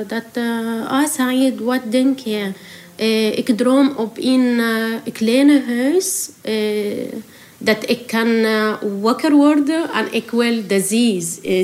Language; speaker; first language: Dutch; non-native, learner; Arabic